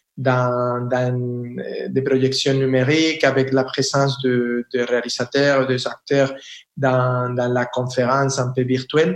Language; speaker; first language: French; non-native, fluent; Spanish